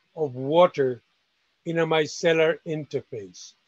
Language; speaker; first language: English; non-native, fluent; Spanish